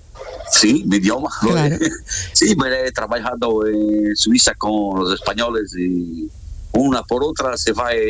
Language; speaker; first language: Spanish; non-native, learner; Portuguese